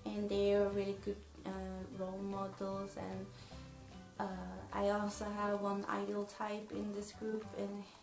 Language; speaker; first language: English; non-native, fluent; Swedish